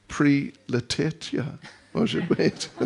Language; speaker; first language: Russian; non-native, learner; English